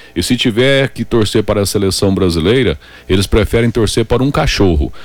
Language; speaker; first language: Portuguese; native; Portuguese